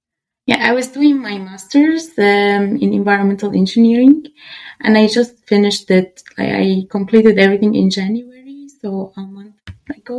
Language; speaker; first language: English; non-native, fluent; Arabic